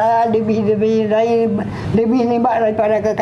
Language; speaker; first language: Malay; non-native, local second language; Achinese